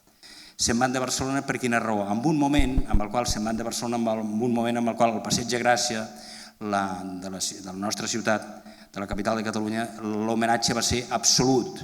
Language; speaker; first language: Catalan; native; Catalan